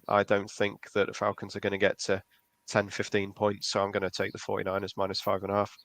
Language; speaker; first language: English; native; English